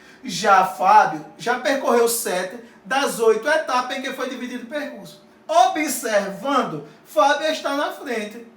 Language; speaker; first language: Portuguese; native; Portuguese